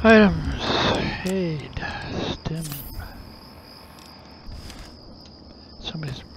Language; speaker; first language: English; native; English